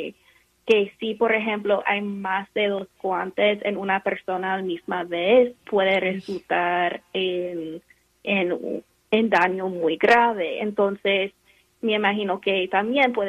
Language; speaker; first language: Spanish; non-native, fluent; English